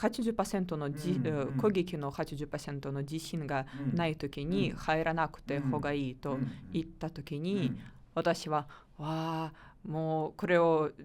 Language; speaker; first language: Japanese; non-native, learner; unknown